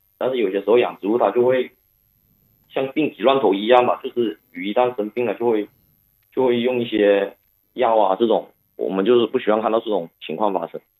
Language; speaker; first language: Chinese; non-native, local second language; Cantonese